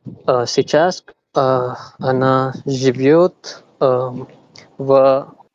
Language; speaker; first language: Russian; non-native, learner; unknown